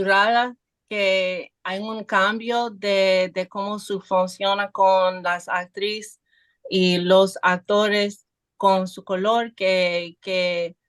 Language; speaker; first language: Spanish; non-native, learner; English